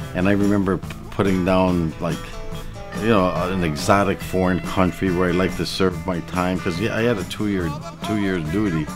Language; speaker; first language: English; native; English